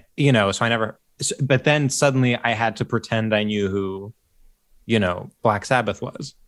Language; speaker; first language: English; early bilingual, other home language; Greek